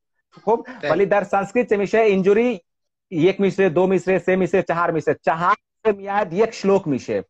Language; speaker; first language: Persian; non-native, fluent; Hindi